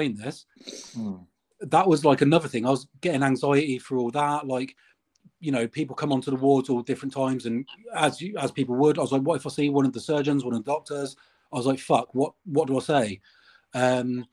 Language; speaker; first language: English; native; English